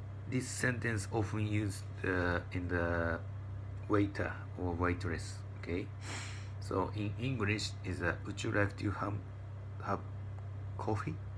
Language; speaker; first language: English; non-native, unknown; Japanese